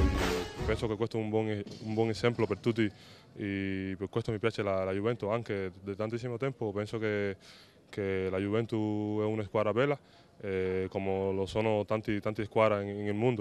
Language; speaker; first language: Italian; non-native, fluent; Spanish